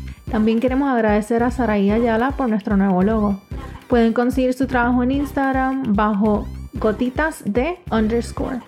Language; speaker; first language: Spanish; early bilingual, heritage; Spanish